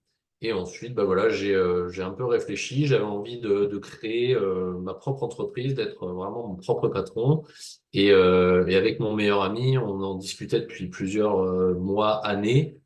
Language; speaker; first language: French; native; French